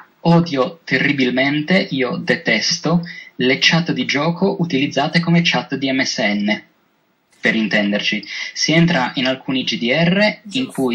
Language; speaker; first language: Italian; native; Italian